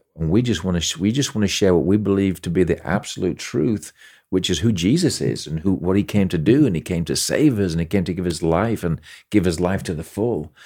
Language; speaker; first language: English; native; English